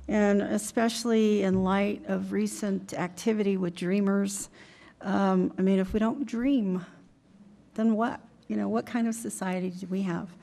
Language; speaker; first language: English; native; English